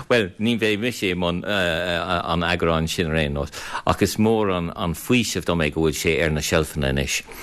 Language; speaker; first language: Irish; non-native, fluent; English